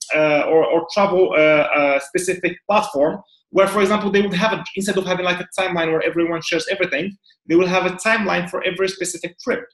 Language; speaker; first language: English; non-native, fluent; Arabic